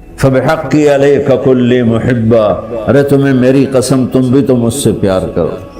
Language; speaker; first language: Urdu; non-native, local second language; Punjabi